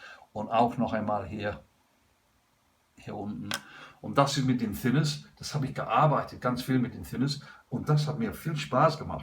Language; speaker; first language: German; non-native, learner; English